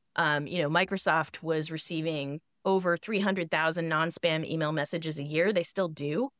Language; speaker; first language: English; native; English